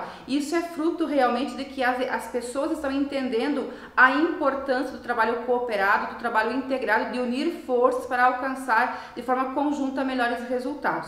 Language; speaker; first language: Portuguese; native; Portuguese